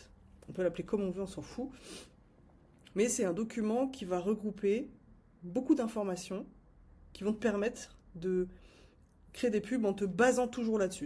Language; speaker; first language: French; native; French